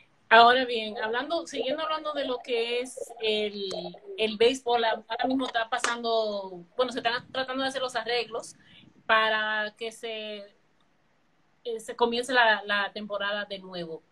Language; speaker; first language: Spanish; native; Spanish